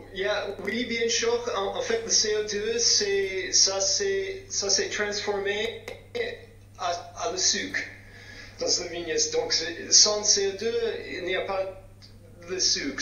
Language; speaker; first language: French; non-native, fluent; English